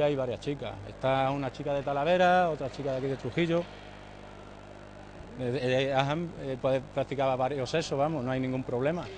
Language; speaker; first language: Spanish; native; Spanish